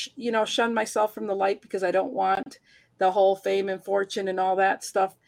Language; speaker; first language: English; early bilingual, heritage; Spanish